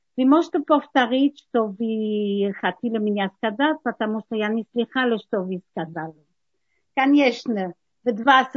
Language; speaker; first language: Russian; non-native, learner; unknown